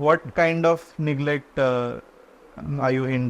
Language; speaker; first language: English; non-native, local second language; Konkani